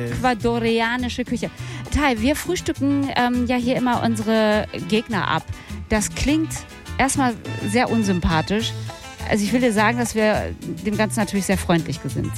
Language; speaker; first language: German; native; German